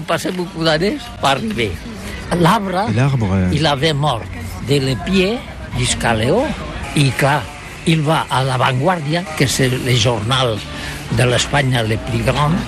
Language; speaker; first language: French; non-native, learner; Catalan